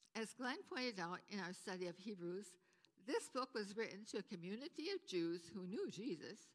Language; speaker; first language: English; native; English